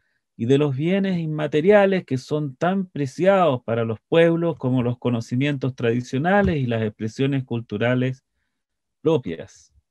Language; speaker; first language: Spanish; native; Spanish